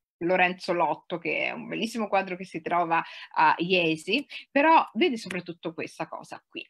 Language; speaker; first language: Italian; early bilingual, other home language; Somali